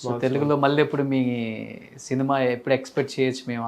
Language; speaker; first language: Telugu; native; Telugu